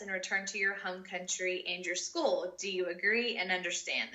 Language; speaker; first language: English; native; English